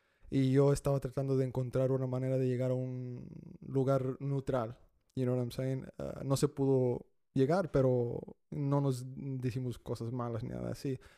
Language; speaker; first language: Spanish; early bilingual, heritage; Spanish